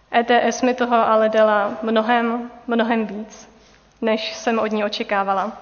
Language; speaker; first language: Czech; native; Czech